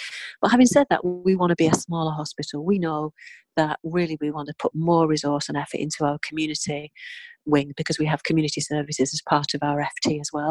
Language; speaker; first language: English; native; English